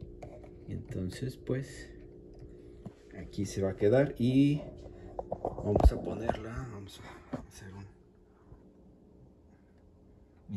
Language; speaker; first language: Spanish; native; Spanish